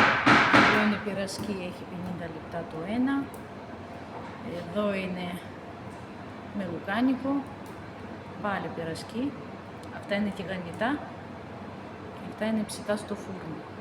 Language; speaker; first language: Greek; non-native, fluent; Russian